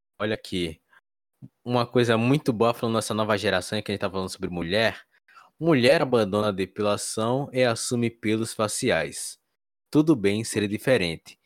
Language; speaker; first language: Portuguese; native; Portuguese